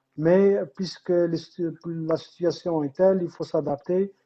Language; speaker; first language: French; non-native, local second language; Arabic